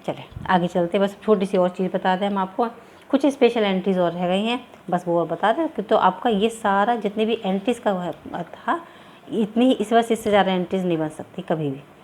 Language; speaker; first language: Hindi; native; Hindi